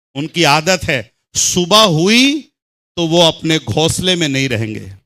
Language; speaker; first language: Hindi; non-native, local second language; Telugu